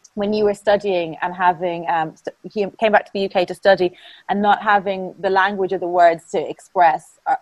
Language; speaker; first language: English; native; English